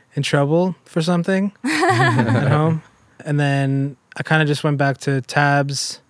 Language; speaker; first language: English; early bilingual, other home language; German